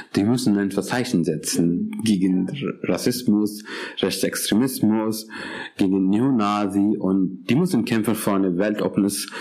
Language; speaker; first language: German; non-native, fluent; Urdu